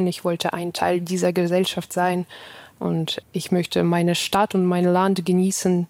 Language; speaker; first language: German; non-native, fluent; Ukrainian